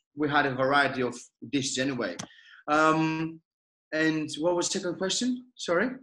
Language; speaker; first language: English; non-native, fluent; Greek